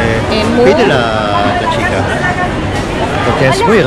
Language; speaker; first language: Spanish; non-native, learner; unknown